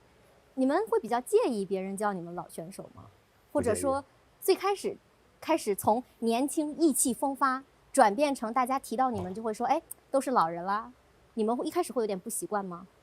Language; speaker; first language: Chinese; native; Chinese